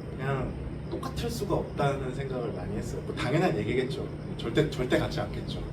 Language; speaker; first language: Korean; native; Korean